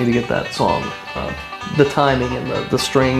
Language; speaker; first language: English; native; English